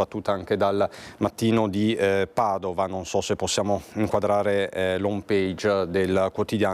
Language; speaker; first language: Italian; native; Italian